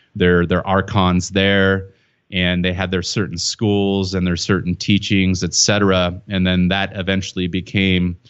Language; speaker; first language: English; native; English